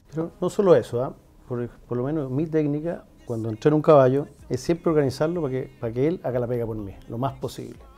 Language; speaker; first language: Spanish; native; Spanish